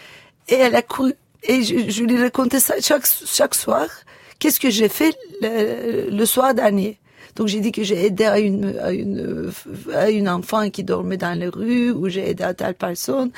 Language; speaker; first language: French; non-native, fluent; Turkish